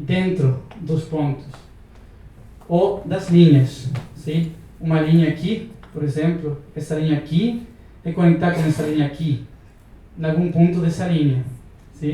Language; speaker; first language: Portuguese; non-native, learner; Spanish